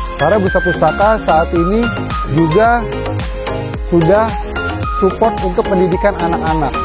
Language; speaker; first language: Indonesian; native; Indonesian